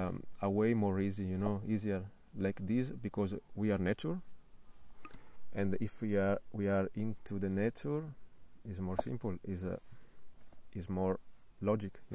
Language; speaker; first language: English; non-native, fluent; Italian